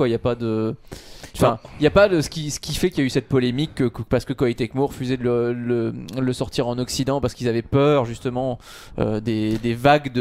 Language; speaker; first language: French; native; French